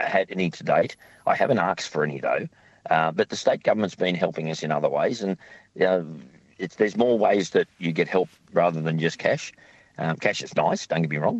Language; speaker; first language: English; native; English